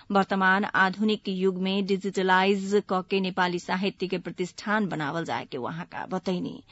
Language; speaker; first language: Bhojpuri; native; Bhojpuri